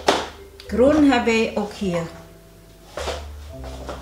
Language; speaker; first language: Dutch; non-native, learner; Indonesian